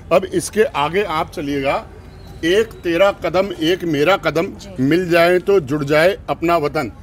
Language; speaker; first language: Hindi; native; Hindi